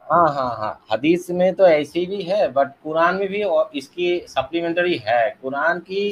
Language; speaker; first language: Hindi; non-native, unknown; Bangla